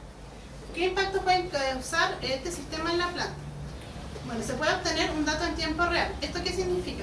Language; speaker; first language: Spanish; native; Spanish